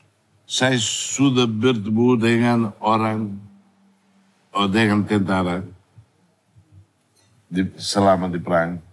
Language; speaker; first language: Indonesian; non-native, learner; Tetum